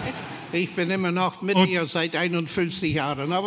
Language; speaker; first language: German; non-native, fluent; English